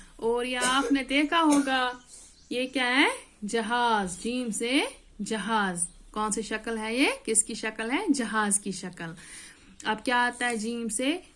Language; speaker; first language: Hindi; non-native, local second language; Kashmiri